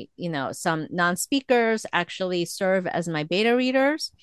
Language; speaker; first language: English; early bilingual, other home language; Korean